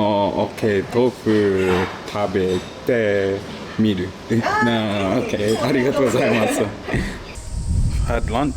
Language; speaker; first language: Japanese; non-native, learner; English